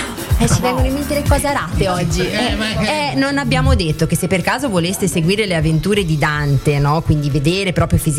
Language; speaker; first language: Italian; native; Italian